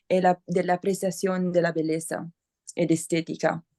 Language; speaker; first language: Spanish; non-native, learner; Italian